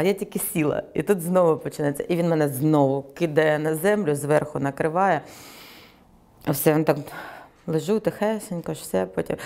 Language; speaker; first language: Ukrainian; native; Ukrainian